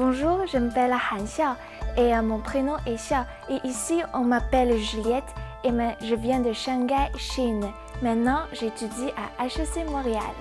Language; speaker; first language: French; non-native, learner; Chinese